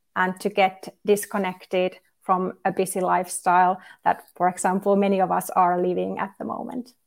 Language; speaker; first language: English; non-native, fluent; Finnish